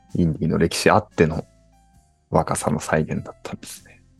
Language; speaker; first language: Japanese; native; Japanese